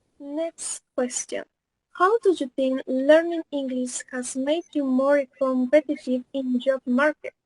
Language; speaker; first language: English; non-native, learner; Spanish